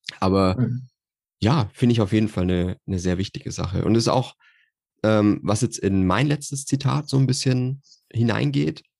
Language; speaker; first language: German; native; German